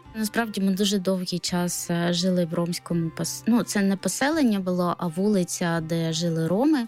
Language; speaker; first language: Ukrainian; non-native, local second language; Romany